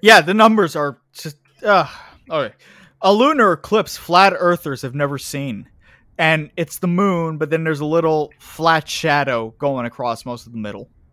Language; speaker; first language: English; native; English